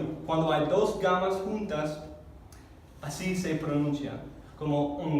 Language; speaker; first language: Spanish; non-native, fluent; English